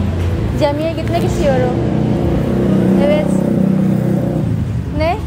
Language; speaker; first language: Turkish; non-native, learner; Indonesian